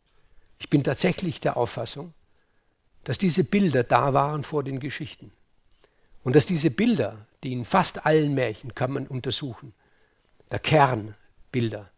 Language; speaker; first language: German; native; German